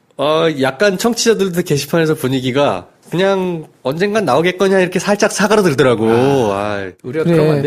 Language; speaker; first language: Korean; native; Korean